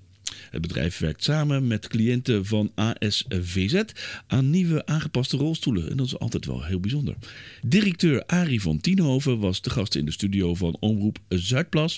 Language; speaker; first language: Dutch; native; Dutch